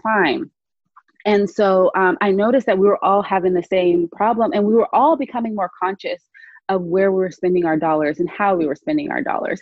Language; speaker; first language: English; native; English